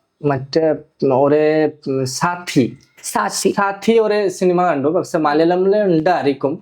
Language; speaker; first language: Malayalam; non-native, local second language; Bangla